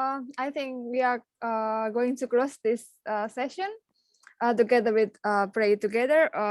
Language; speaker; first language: English; non-native, learner; Indonesian